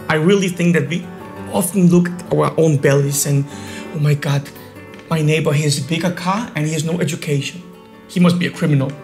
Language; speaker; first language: English; non-native, fluent; Polish